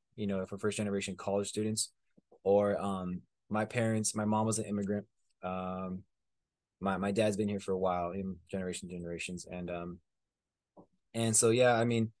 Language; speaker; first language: English; early bilingual, other home language; Spanish